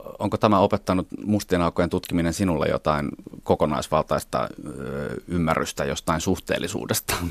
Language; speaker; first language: Finnish; native; Finnish